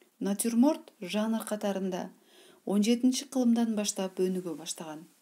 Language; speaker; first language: Kyrgyz; non-native, local second language; Uzbek